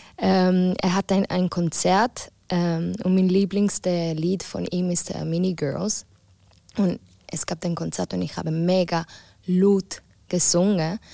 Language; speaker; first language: German; non-native, local second language; Italian